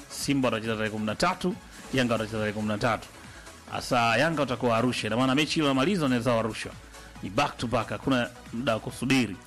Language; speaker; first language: Swahili; native; Swahili